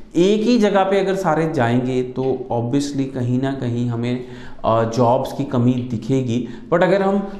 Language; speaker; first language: Hindi; non-native, local second language; Punjabi